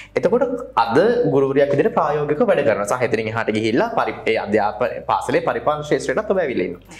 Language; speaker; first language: Sinhala; native; Sinhala